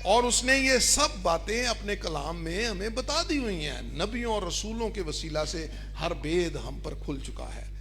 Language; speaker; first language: Urdu; non-native, local second language; Punjabi